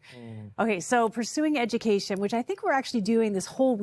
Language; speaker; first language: English; native; English